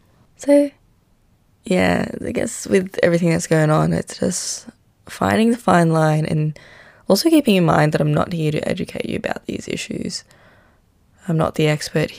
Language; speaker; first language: English; non-native, local second language; Filipino